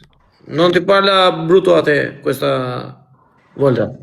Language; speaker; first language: Italian; non-native, learner; Albanian